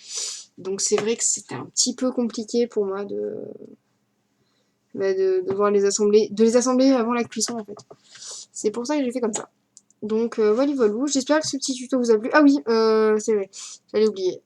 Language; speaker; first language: French; native; French